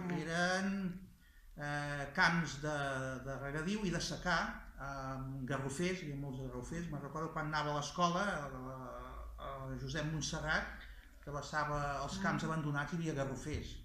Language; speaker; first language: Catalan; native; Catalan